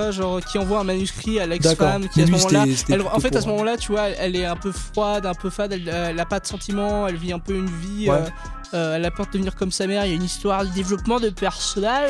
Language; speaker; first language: French; native; French